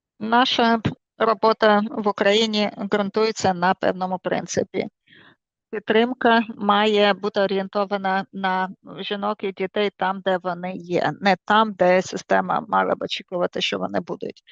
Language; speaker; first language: Ukrainian; native; Ukrainian